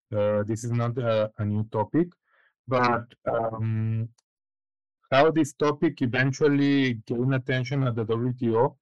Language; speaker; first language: English; non-native, fluent; Spanish